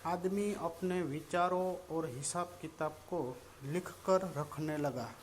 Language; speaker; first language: Hindi; non-native, local second language; Gujarati